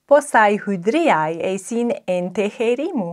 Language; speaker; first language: Greek; non-native, learner; English